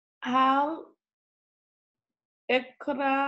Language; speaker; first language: Arabic; non-native, learner; English